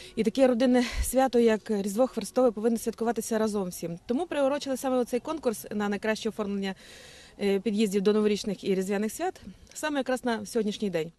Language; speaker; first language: Ukrainian; native; Ukrainian